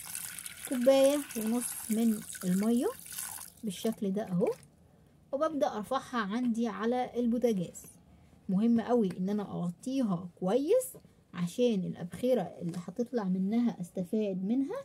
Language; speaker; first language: Arabic; native; Arabic